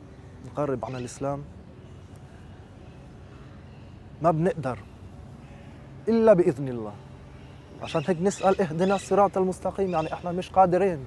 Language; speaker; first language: Arabic; non-native, learner; French